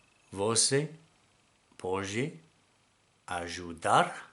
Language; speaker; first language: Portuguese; non-native, learner; English